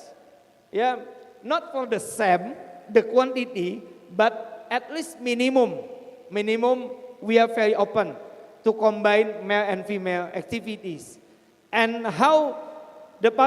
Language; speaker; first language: English; non-native, fluent; Indonesian